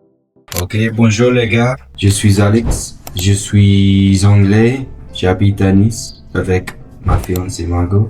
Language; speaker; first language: French; non-native, learner; English